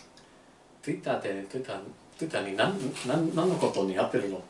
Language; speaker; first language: Japanese; non-native, learner; English